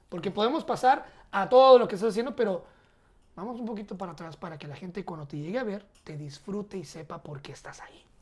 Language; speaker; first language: Spanish; early bilingual, heritage; Spanish